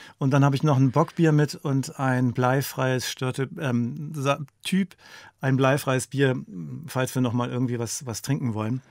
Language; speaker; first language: German; native; German